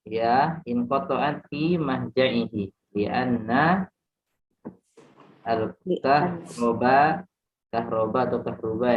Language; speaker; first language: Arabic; non-native, fluent; Indonesian